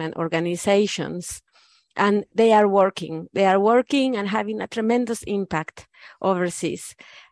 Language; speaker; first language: English; non-native, fluent; Spanish